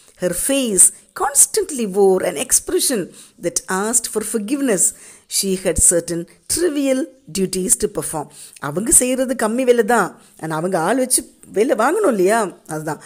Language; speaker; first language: English; non-native, local second language; Tamil